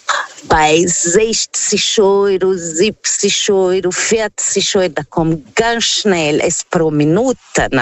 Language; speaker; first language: German; non-native, fluent; Portuguese